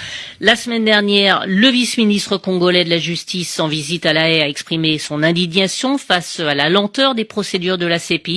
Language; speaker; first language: French; native; French